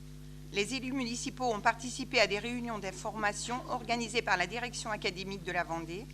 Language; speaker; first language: French; native; French